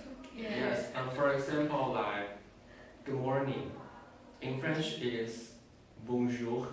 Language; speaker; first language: English; non-native, learner; Chinese